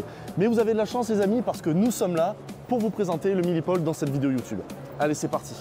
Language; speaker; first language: French; native; French